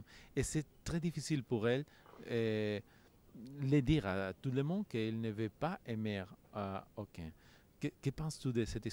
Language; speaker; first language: French; non-native, fluent; Spanish